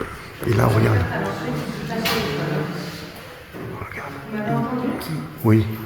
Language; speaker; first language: French; native; French